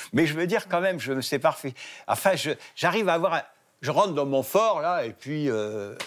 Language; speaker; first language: French; native; French